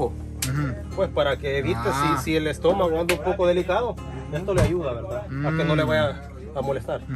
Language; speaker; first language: Spanish; native; Spanish